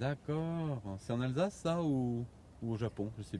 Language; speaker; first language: French; native; French